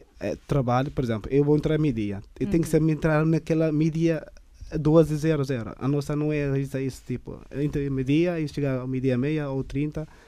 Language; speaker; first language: Portuguese; non-native, learner; Tigrinya